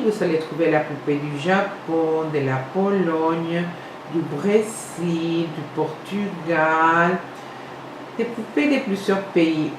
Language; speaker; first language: French; non-native, fluent; Spanish